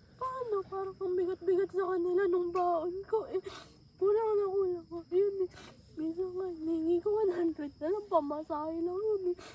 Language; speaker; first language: Filipino; native; Filipino